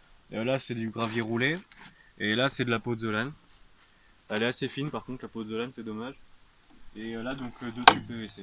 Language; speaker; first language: French; native; French